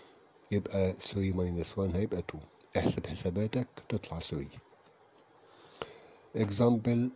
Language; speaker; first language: Arabic; native; Arabic